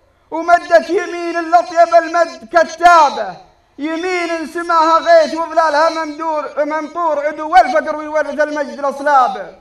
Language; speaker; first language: Arabic; native; Arabic